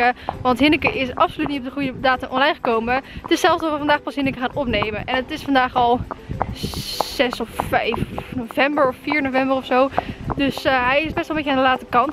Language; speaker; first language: Dutch; native; Dutch